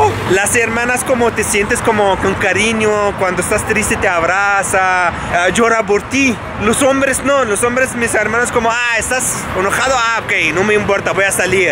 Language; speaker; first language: Spanish; non-native, learner; Arabic